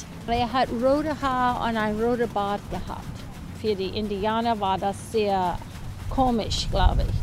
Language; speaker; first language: German; early bilingual, heritage; English